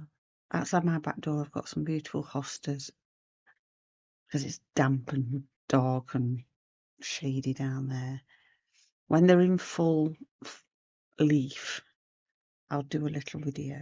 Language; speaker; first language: English; native; English